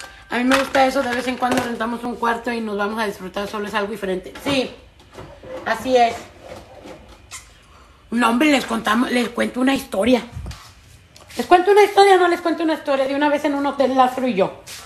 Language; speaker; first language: Spanish; native; Spanish